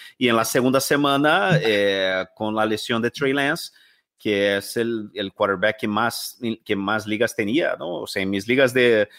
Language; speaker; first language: Spanish; non-native, fluent; Portuguese